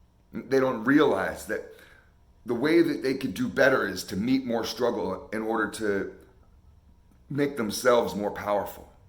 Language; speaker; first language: English; native; English